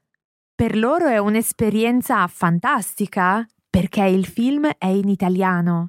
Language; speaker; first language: Italian; non-native, learner; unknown